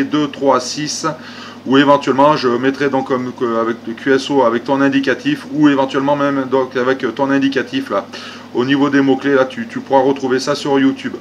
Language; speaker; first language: French; native; French